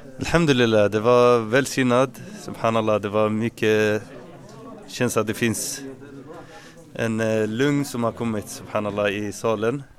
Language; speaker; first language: Swedish; non-native, fluent; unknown